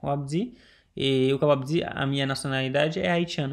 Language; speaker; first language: Portuguese; non-native, learner; Haitian Creole